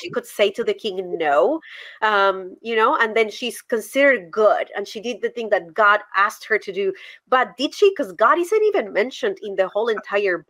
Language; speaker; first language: English; non-native, fluent; Spanish